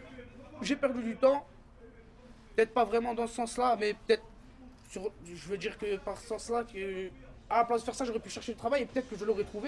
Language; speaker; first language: French; native; French